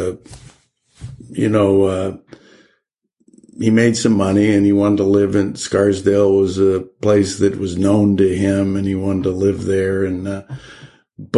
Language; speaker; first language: English; native; English